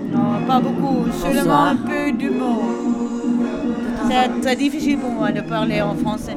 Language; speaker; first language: French; non-native, learner; Dutch